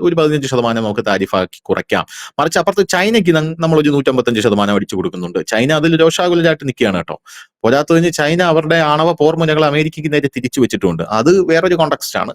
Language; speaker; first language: Malayalam; native; Malayalam